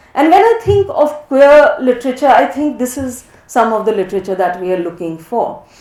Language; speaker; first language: English; non-native, local second language; Hindi